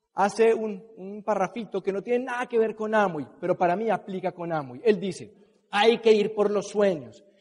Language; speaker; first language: Spanish; native; Spanish